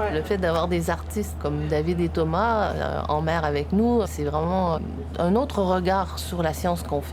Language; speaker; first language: French; native; French